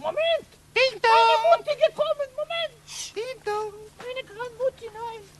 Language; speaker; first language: German; non-native, learner; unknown